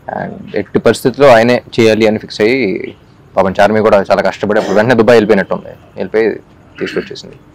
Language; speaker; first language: Telugu; native; Telugu